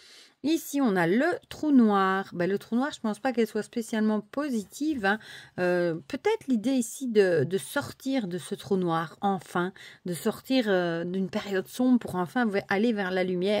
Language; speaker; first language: French; native; French